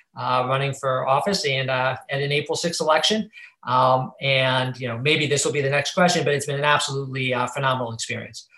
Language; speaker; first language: English; native; English